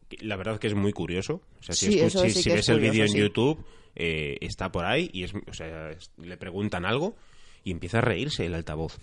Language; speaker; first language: Spanish; native; Spanish